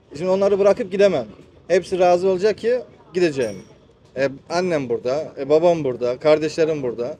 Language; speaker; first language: Turkish; early bilingual, heritage; Turkish